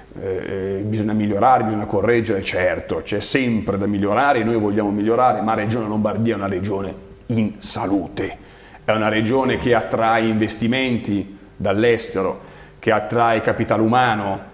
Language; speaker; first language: Italian; native; Italian